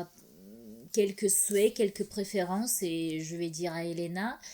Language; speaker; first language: French; non-native, fluent; Russian